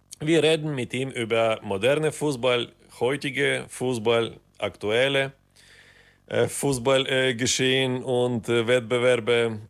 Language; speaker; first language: German; non-native, fluent; Ukrainian